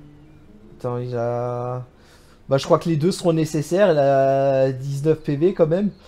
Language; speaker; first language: French; native; French